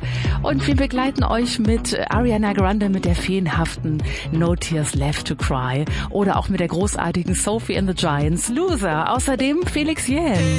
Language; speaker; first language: German; native; German